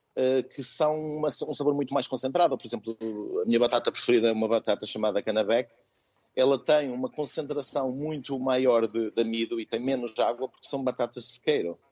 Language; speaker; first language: Portuguese; native; Portuguese